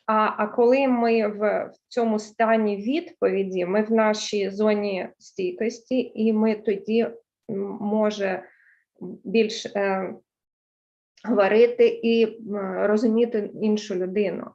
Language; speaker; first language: Ukrainian; early bilingual, heritage; Ukrainian